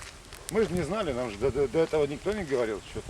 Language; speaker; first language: Russian; native; Russian